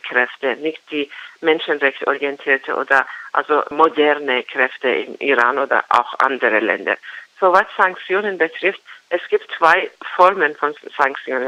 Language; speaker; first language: German; non-native, fluent; Persian